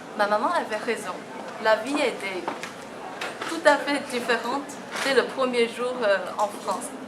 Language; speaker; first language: French; non-native, fluent; Chinese